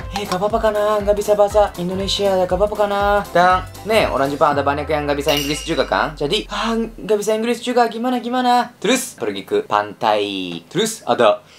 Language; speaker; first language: Indonesian; non-native, learner; Japanese